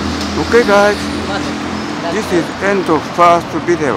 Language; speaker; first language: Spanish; non-native, learner; Japanese